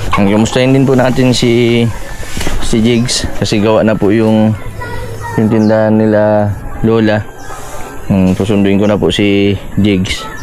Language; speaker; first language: Filipino; native; Filipino